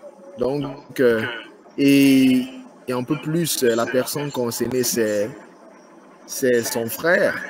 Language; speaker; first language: French; non-native, fluent; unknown